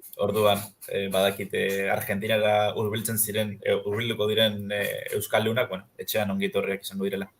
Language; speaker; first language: Basque; non-native, fluent; Spanish